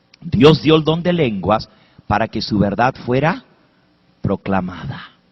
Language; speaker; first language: Spanish; early bilingual, heritage; Spanish